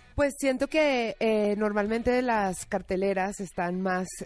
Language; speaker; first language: Spanish; native; Spanish